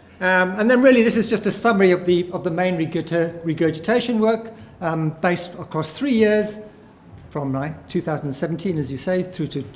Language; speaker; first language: English; native; English